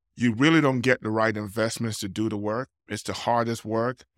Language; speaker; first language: English; non-native, local second language; Yoruba